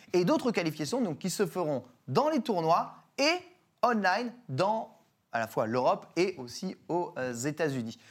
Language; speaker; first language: French; native; French